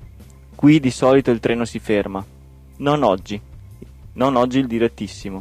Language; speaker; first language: Italian; native; Italian